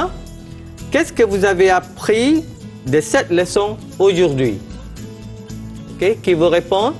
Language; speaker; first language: French; non-native, fluent; Malay